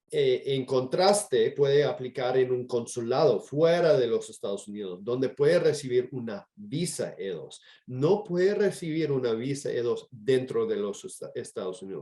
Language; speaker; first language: Spanish; non-native, fluent; English